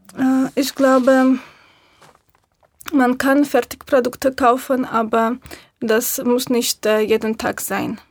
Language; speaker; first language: German; non-native, learner; Russian